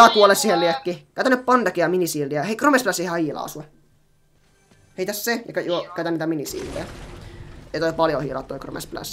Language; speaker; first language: Finnish; native; Finnish